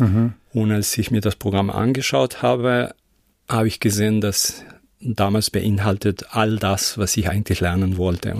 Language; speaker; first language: German; non-native, fluent; Spanish